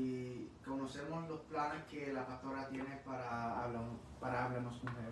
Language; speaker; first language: Spanish; early bilingual, heritage; English